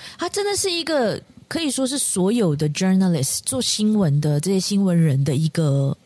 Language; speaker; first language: Chinese; native; Chinese